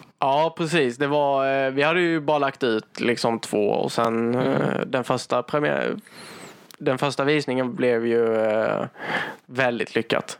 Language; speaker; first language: Swedish; native; Swedish